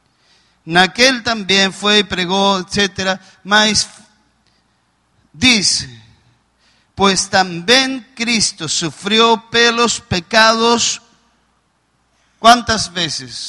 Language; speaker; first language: Portuguese; non-native, learner; Spanish